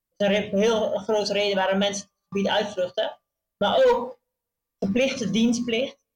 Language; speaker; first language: Dutch; native; Dutch